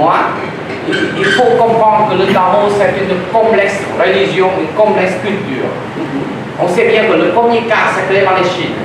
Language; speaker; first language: French; non-native, learner; Vietnamese